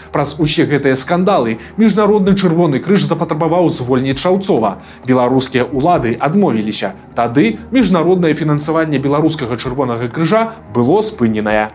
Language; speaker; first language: Belarusian; native; Belarusian